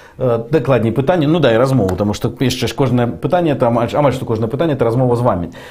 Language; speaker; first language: Belarusian; non-native, local second language; Russian